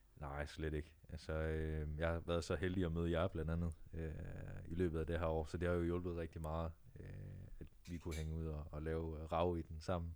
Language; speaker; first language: Danish; native; Danish